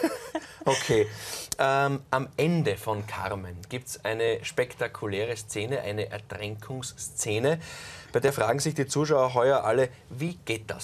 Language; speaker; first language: German; native; German